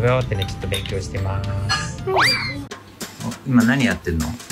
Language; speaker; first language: Japanese; native; Japanese